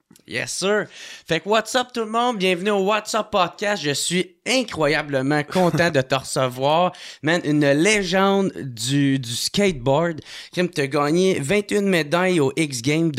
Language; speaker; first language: French; native; French